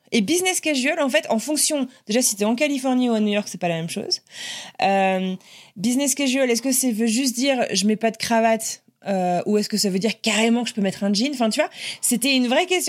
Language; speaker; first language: French; native; French